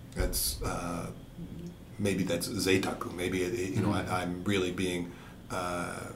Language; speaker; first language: English; native; English